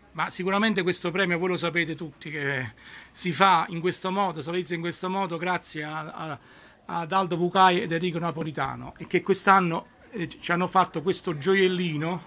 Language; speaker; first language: Italian; native; Italian